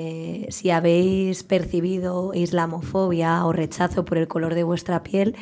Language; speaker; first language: Spanish; native; Spanish